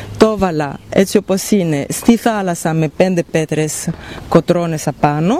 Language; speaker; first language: Greek; non-native, fluent; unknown